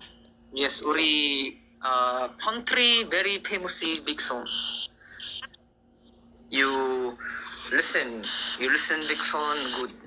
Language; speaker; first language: English; non-native, learner; Korean